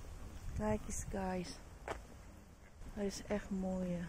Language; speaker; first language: Dutch; non-native, learner; Indonesian